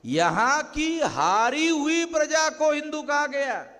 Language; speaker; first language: Hindi; non-native, local second language; Marathi